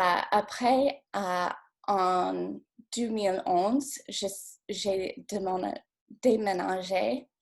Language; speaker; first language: French; non-native, fluent; English